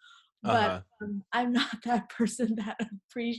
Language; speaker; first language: English; native; English